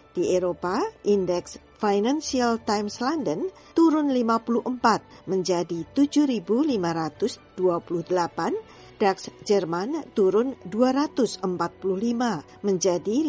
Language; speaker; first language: Indonesian; native; Indonesian